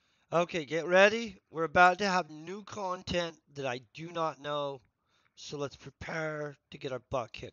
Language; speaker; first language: English; native; English